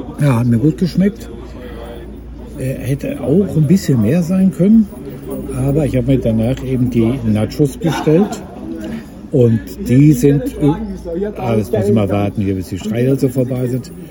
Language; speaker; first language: German; native; German